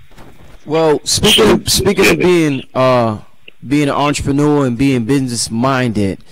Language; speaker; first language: English; native; English